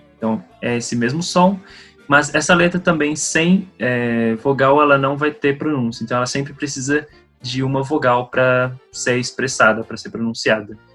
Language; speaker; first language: Portuguese; native; Portuguese